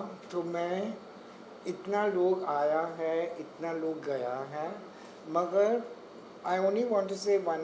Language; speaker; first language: Hindi; non-native, local second language; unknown